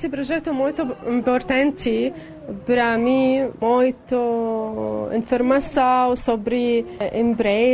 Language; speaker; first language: Portuguese; non-native, learner; Arabic